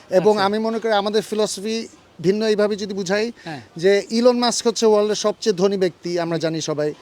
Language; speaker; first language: Bangla; early bilingual, heritage; Bangla